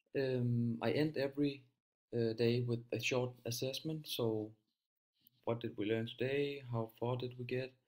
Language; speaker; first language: English; non-native, fluent; Danish